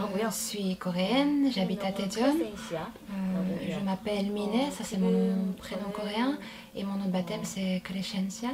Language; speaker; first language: French; non-native, fluent; Korean